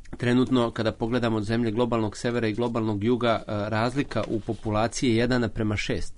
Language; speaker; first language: Serbian; native; Serbian